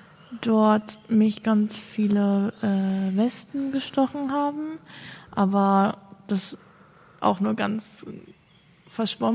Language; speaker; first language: German; native; German